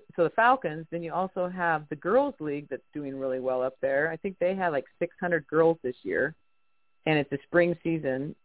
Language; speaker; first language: English; native; English